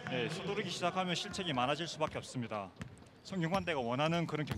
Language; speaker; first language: Korean; native; Korean